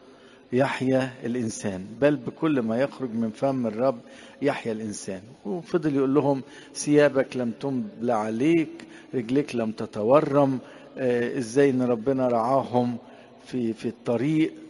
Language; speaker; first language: Arabic; native; Arabic